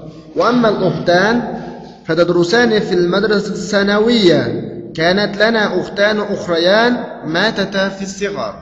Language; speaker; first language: Arabic; non-native, fluent; Uyghur